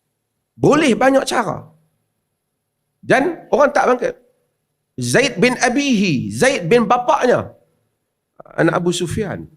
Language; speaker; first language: Malay; native; Malay